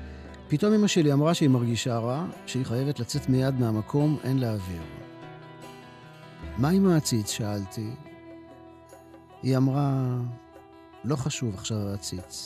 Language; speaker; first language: Hebrew; native; Hebrew